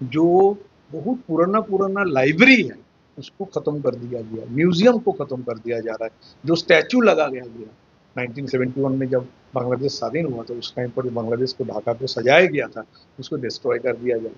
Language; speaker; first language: Hindi; non-native, local second language; Bangla